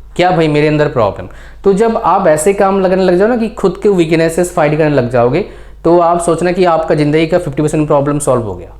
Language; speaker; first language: Hindi; native; Hindi